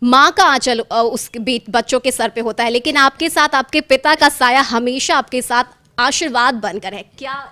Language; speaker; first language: Hindi; native; Hindi